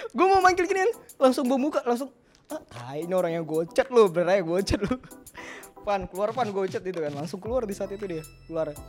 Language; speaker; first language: Indonesian; native; Indonesian